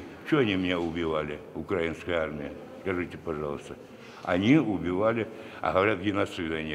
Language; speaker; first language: Russian; native; Russian